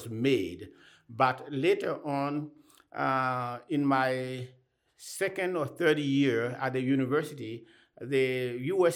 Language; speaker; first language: English; non-native, fluent; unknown